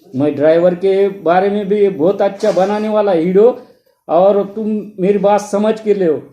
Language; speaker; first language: Hindi; non-native, local second language; Marathi